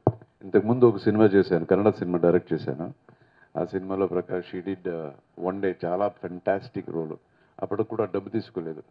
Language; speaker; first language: Telugu; non-native, learner; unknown